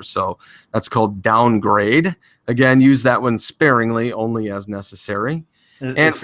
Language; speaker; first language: English; native; English